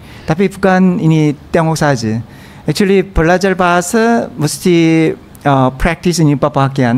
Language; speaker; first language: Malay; non-native, learner; Korean